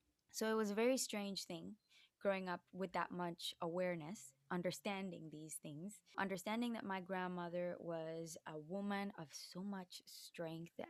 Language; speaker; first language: English; early bilingual, other home language; Spanish